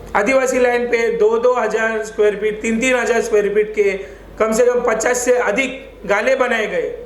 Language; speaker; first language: Hindi; non-native, local second language; Marathi